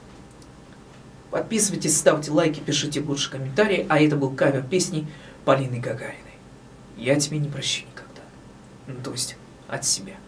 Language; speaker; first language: Russian; native; Russian